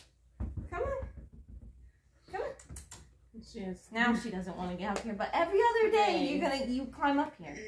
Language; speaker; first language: English; native; English